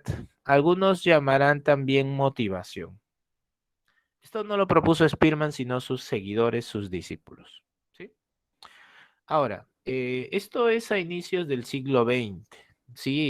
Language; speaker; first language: Spanish; native; Spanish